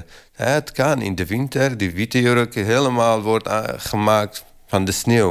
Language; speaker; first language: Dutch; non-native, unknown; Kurdish